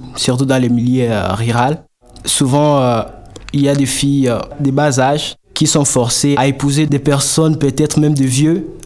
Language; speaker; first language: French; non-native, local second language; Swahili